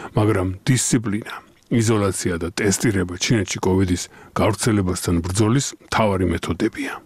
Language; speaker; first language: Georgian; native; Georgian